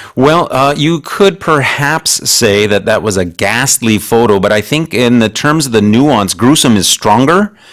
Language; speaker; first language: English; native; English